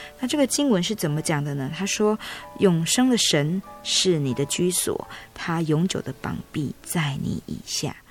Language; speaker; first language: Chinese; native; Chinese